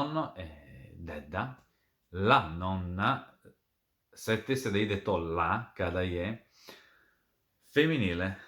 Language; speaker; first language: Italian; non-native, fluent; Serbian